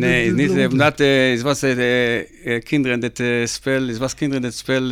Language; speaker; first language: Dutch; non-native, learner; Hebrew